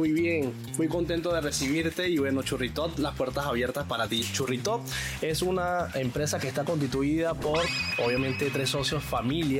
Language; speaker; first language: Spanish; native; Spanish